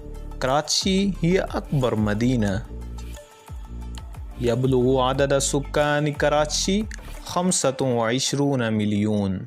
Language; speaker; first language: Arabic; non-native, learner; Urdu